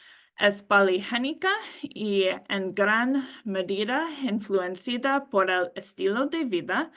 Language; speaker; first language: Spanish; non-native, learner; English